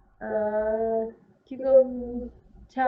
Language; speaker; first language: Korean; non-native, learner; Vietnamese